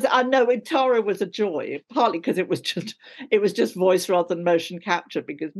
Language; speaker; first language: English; native; English